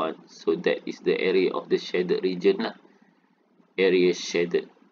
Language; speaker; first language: English; non-native, local second language; Malay